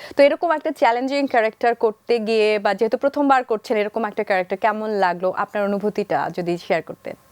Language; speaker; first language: Bangla; native; Bangla